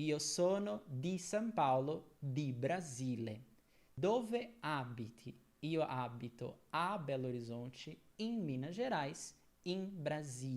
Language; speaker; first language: Italian; non-native, fluent; Portuguese